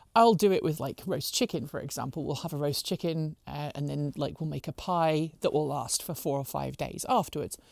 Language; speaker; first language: English; native; English